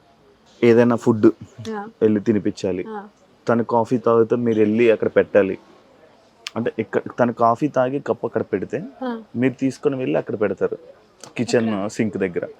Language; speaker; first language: Telugu; native; Telugu